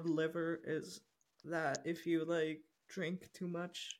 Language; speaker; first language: English; non-native, fluent; Icelandic